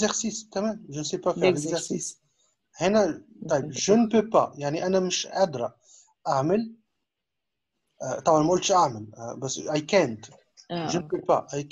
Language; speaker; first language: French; non-native, fluent; Arabic